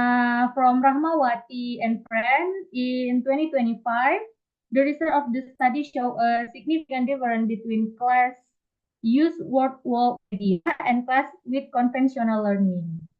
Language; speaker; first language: English; non-native, fluent; Indonesian